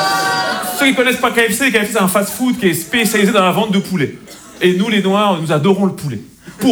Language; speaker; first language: French; native; French